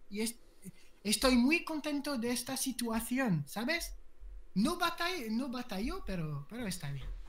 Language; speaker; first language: Spanish; non-native, learner; French